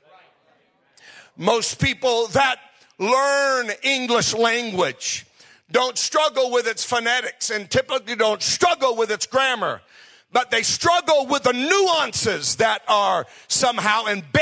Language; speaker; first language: English; native; English